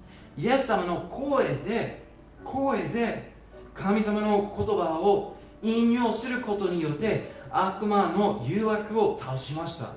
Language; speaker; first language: Japanese; non-native, fluent; English